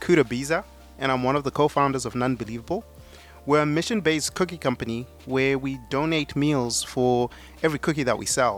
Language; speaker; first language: English; non-native, local second language; Shona